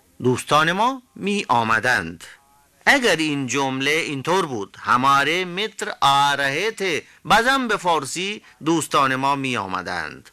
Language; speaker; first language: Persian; non-native, fluent; Hindi